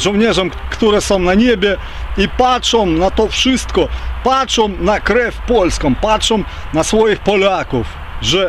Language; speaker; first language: Polish; early bilingual, heritage; Ukrainian